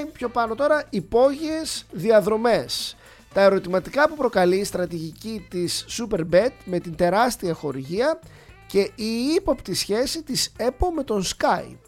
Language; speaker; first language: Greek; native; Greek